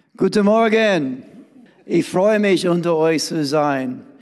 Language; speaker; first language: German; non-native, fluent; English